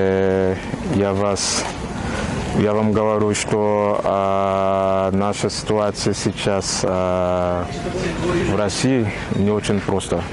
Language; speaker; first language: Russian; non-native, fluent; Haitian Creole